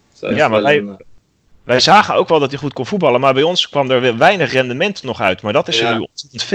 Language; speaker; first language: Dutch; native; Dutch